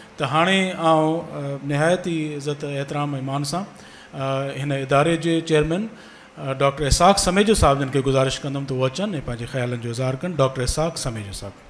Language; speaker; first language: Sindhi; native; Sindhi